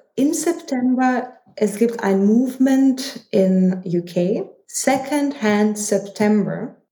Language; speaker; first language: German; non-native, fluent; Lithuanian